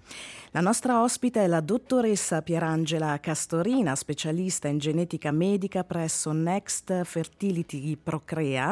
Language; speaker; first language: Italian; native; Italian